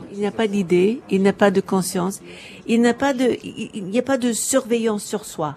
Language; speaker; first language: French; non-native, fluent; English